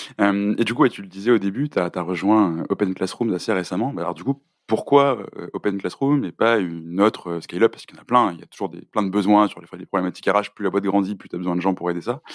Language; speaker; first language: French; native; French